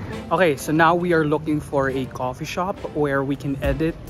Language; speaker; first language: English; non-native, local second language; Filipino